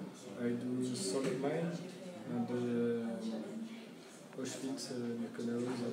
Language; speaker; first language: English; non-native, learner; French